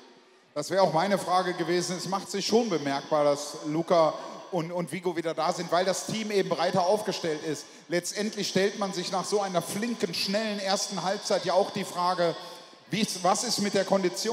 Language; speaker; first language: German; native; German